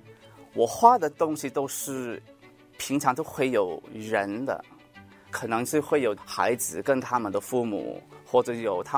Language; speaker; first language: Chinese; early bilingual, heritage; Cantonese